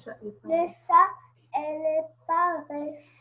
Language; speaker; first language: French; non-native, learner; Arabic